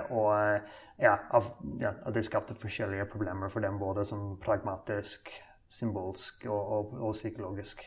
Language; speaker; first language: Norwegian; non-native, fluent; English